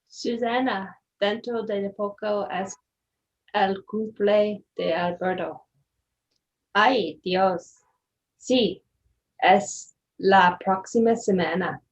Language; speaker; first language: Spanish; non-native, learner; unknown